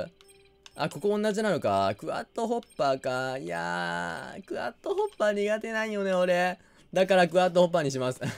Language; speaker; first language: Japanese; native; Japanese